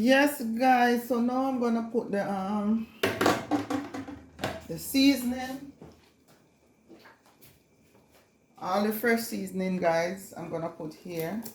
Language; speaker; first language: English; non-native, local second language; Jamaican Creole English